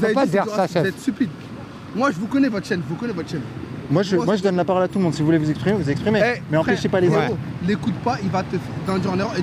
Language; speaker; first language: French; native; French